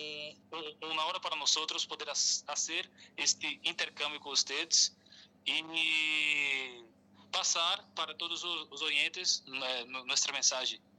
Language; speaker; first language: Spanish; non-native, learner; Portuguese